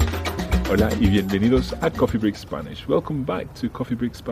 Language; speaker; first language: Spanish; non-native, fluent; English